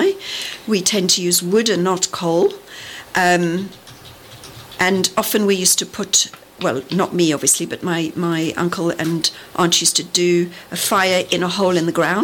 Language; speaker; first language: English; native; English